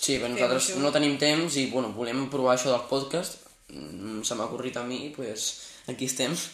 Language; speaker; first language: Catalan; non-native, local second language; Spanish